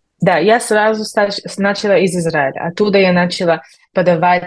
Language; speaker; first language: Russian; early bilingual, heritage; Russian